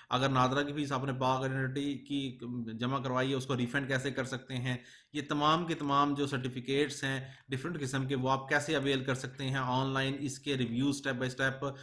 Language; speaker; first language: Urdu; native; Urdu